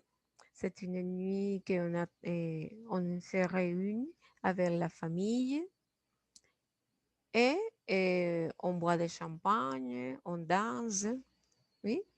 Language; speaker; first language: French; non-native, fluent; Spanish